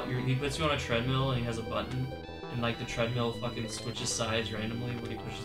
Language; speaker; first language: English; native; English